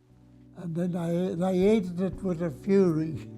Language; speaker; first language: English; native; English